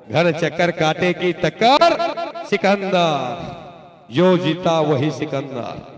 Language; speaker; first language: Hindi; non-native, local second language; Marathi